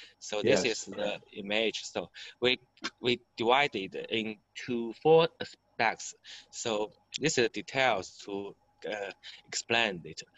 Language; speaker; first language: English; non-native, learner; Chinese